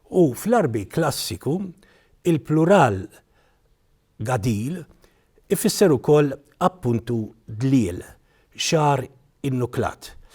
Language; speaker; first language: Maltese; native; Maltese